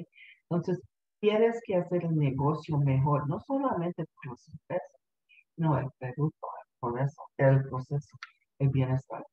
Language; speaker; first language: Spanish; early bilingual, heritage; Spanish